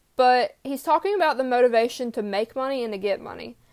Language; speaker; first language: English; native; English